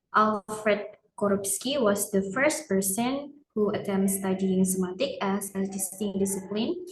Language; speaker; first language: English; non-native, learner; Indonesian